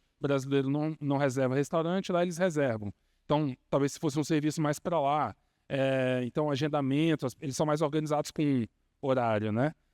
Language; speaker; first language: Portuguese; native; Portuguese